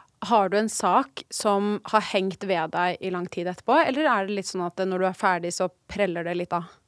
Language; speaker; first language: Norwegian; native; Norwegian